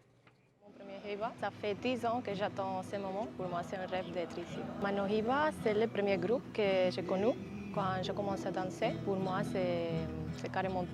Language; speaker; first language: French; non-native, learner; Spanish